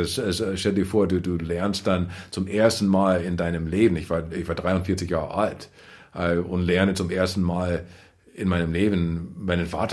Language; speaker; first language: German; non-native, fluent; English